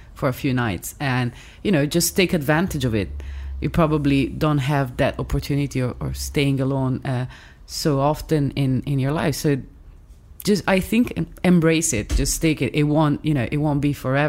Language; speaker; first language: English; non-native, fluent; Italian